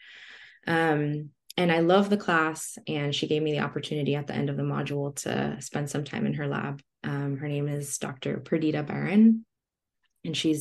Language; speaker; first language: English; early bilingual, other home language; Spanish